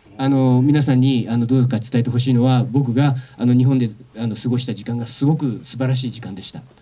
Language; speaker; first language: Japanese; native; Japanese